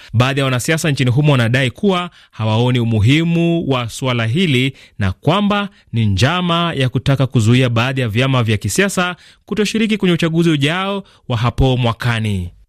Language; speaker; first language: Swahili; non-native, local second language; Rundi